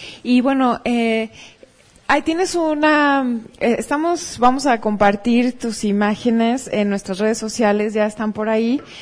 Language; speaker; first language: Spanish; native; Spanish